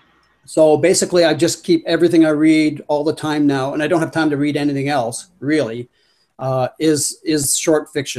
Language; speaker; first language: English; native; English